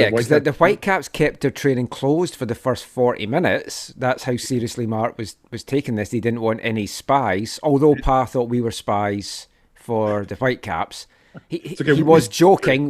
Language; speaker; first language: English; native; English